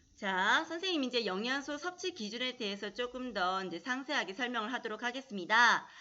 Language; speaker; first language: Korean; native; Korean